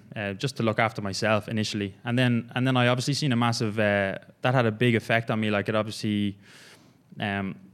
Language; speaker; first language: English; native; English